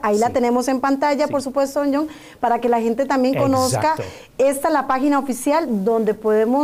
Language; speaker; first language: Spanish; native; Spanish